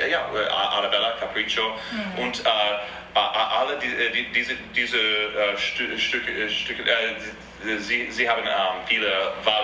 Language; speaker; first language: German; non-native, fluent; English